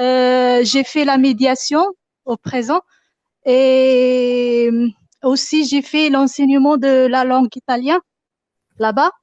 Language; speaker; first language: French; non-native, fluent; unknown